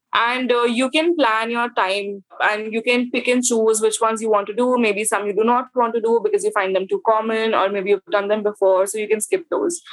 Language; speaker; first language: English; non-native, local second language; Hindi